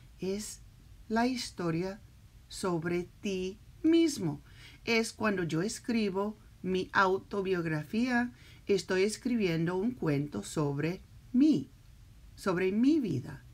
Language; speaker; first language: Spanish; early bilingual, heritage; Spanish